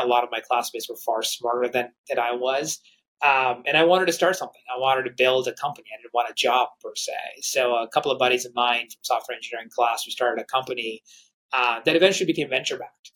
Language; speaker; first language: English; non-native, local second language; Hindi